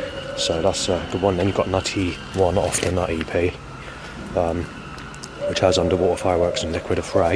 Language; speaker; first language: English; native; English